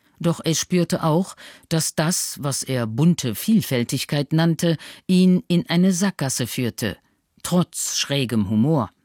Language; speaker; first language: German; native; German